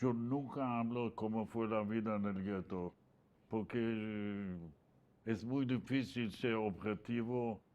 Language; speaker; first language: Spanish; non-native, fluent; Yiddish